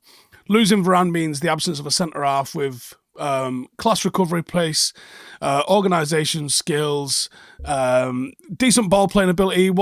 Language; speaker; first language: English; native; English